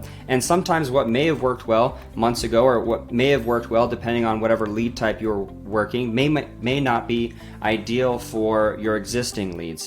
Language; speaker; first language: English; native; English